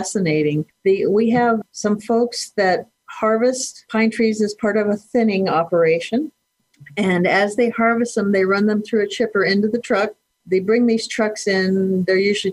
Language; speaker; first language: English; native; English